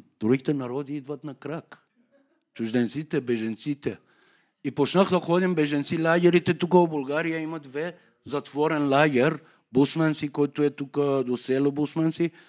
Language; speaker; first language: Bulgarian; non-native, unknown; Persian